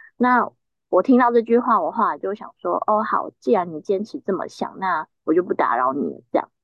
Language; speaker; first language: Chinese; native; Chinese